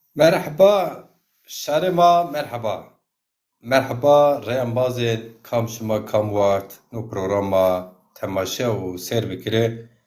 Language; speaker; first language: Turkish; non-native, local second language; Zaza